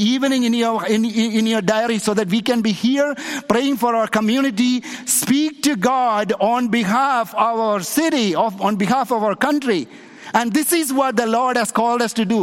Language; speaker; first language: English; non-native, local second language; Malayalam